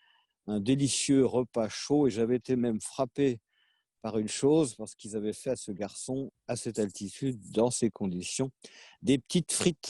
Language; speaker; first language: French; native; French